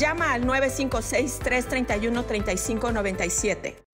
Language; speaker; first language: Spanish; native; Spanish